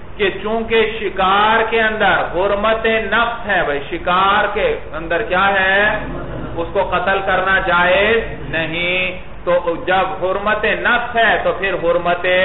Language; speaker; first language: Urdu; native; Urdu